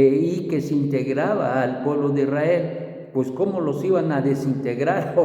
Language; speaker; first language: Spanish; native; Spanish